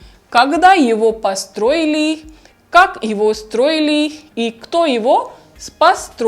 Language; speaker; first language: Russian; non-native, fluent; Hindi